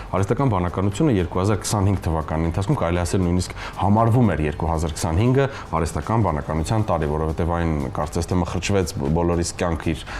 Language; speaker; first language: Armenian; native; Armenian